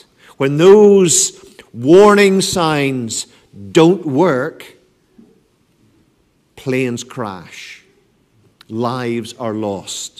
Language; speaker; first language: English; native; English